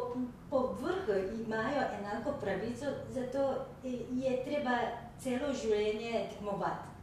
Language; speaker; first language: Slovenian; non-native, learner; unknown